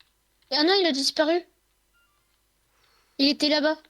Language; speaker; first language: French; native; French